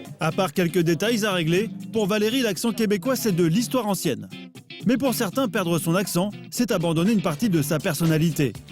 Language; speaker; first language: French; native; French